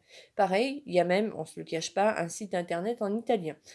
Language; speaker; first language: French; native; French